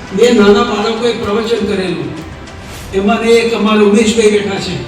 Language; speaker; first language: Gujarati; native; Gujarati